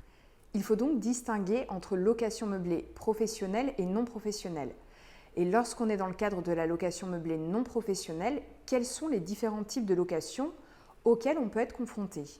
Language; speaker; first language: French; native; French